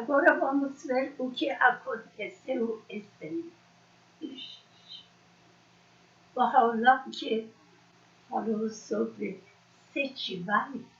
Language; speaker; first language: Portuguese; non-native, learner; Persian